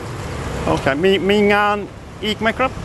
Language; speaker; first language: Thai; non-native, learner; English